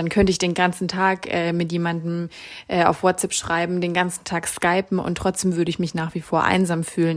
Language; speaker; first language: German; native; German